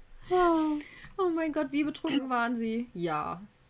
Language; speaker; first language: German; native; German